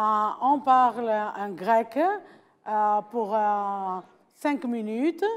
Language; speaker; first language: French; non-native, learner; Greek